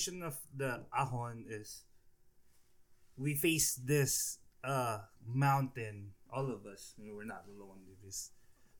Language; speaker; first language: English; non-native, local second language; Filipino